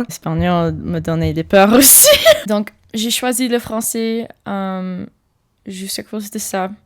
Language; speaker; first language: French; non-native, learner; English